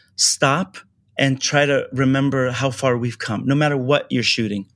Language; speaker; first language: English; early bilingual, other home language; Persian